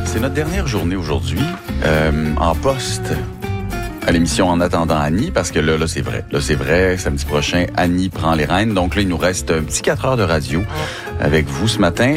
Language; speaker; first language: French; native; French